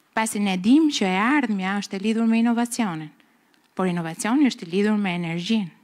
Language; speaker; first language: Albanian; native; Albanian